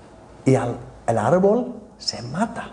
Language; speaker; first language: Spanish; non-native, fluent; Icelandic